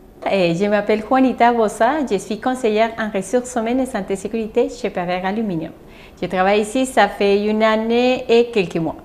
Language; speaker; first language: French; non-native, fluent; Spanish